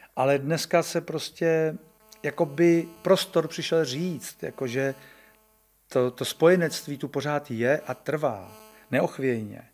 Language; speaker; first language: Czech; native; Czech